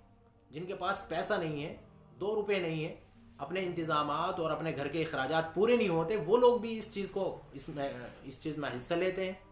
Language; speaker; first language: Urdu; native; Urdu